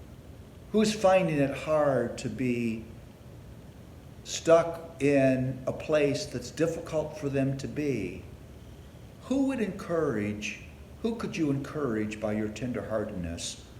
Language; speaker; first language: English; native; English